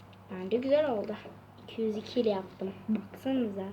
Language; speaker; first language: Turkish; native; Turkish